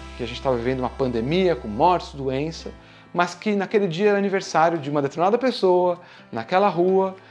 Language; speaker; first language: Portuguese; native; Portuguese